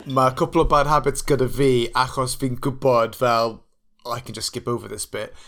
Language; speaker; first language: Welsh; non-native, local second language; English